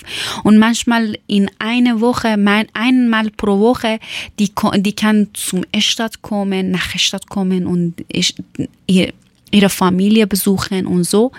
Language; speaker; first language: German; non-native, learner; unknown